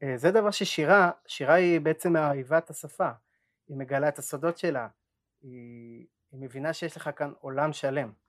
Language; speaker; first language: Hebrew; early bilingual, other home language; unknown